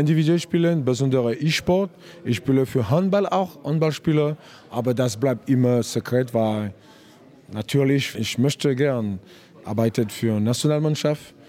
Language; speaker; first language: German; non-native, learner; French